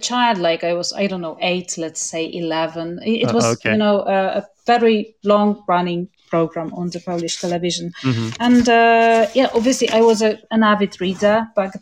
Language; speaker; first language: English; non-native, fluent; Polish